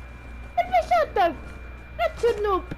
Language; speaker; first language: Arabic; native; Arabic